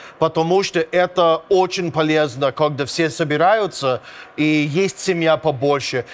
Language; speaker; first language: Russian; non-native, fluent; English